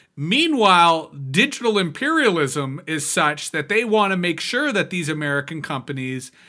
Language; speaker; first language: English; native; English